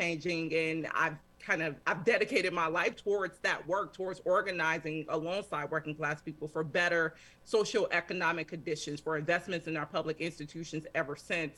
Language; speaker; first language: English; native; English